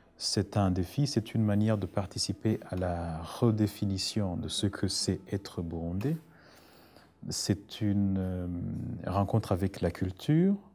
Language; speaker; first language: French; non-native, local second language; Rundi